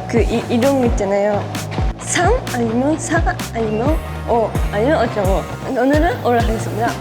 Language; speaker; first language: Korean; non-native, fluent; Japanese